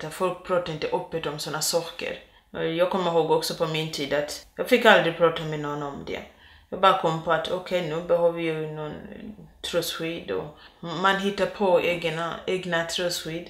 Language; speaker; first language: Swedish; non-native, fluent; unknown